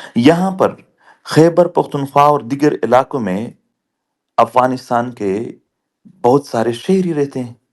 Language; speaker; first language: Urdu; non-native, local second language; Pashto